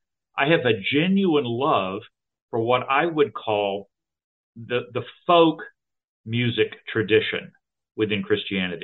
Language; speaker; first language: English; native; English